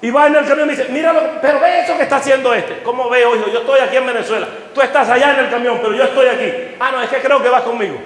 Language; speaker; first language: Spanish; native; Spanish